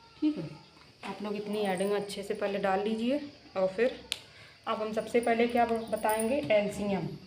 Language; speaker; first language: Hindi; native; Hindi